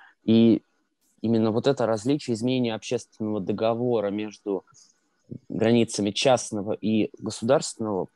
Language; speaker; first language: Russian; native; Russian